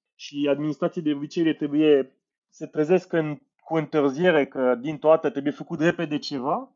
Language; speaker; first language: Romanian; non-native, fluent; French